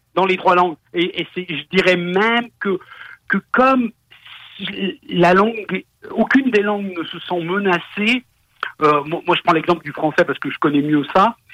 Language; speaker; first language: French; native; French